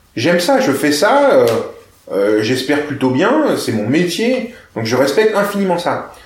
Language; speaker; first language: French; native; French